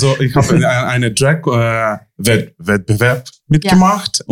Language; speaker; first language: German; non-native, fluent; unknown